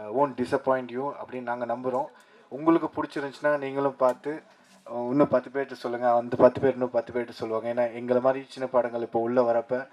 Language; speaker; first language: Tamil; early bilingual, heritage; Tamil